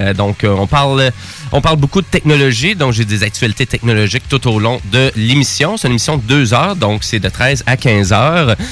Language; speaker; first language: French; native; French